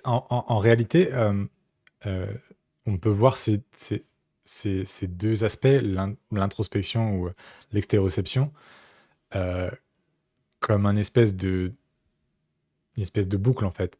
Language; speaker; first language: French; native; French